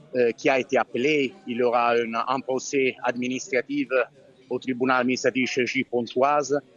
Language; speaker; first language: French; non-native, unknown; Italian